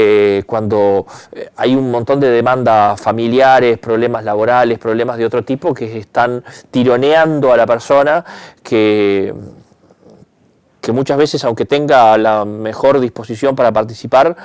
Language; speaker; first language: Spanish; native; Spanish